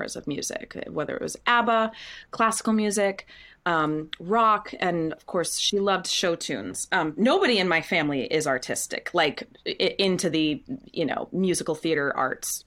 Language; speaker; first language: English; native; English